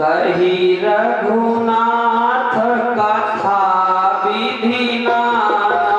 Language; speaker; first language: Hindi; native; Hindi